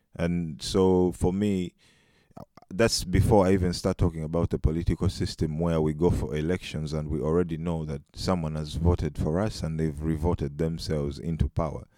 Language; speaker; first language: English; non-native, local second language; Ganda